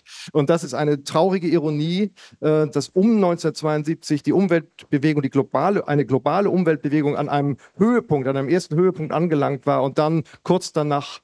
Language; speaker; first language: German; native; German